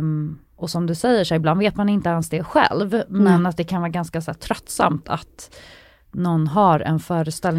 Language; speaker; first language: Swedish; native; Swedish